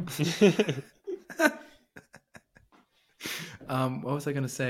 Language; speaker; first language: English; non-native, fluent; French